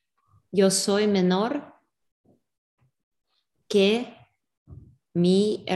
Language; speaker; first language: Spanish; non-native, learner; English